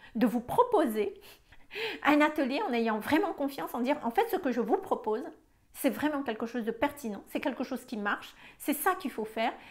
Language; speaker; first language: French; non-native, fluent; Malagasy